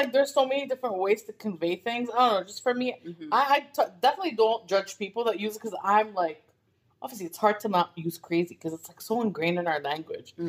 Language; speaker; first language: English; non-native, fluent; Arabic